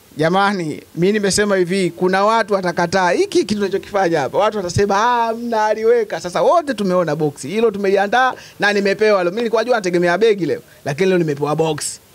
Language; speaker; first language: Swahili; native; Swahili